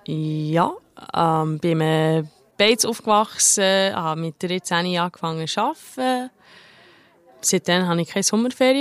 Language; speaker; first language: German; early bilingual, heritage; German